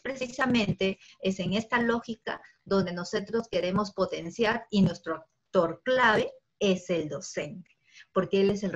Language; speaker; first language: Spanish; native; Spanish